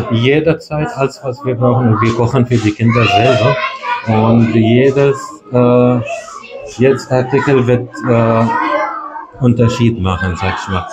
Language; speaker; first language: German; non-native, fluent; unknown